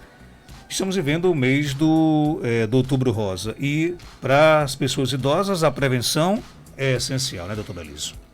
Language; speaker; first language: Portuguese; native; Portuguese